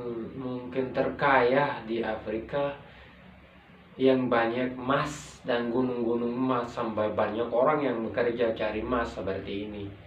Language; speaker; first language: Indonesian; non-native, local second language; Arabic